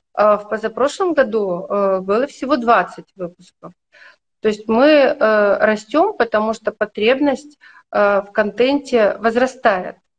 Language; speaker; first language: Russian; native; Russian